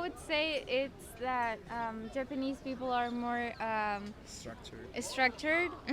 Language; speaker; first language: English; non-native, fluent; Spanish